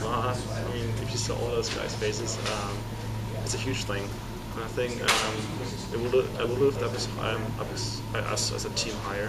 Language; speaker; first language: English; non-native, fluent; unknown